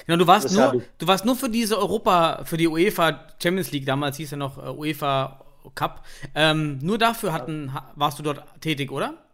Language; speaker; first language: German; native; German